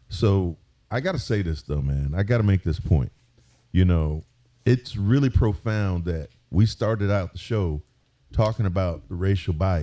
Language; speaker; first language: English; native; English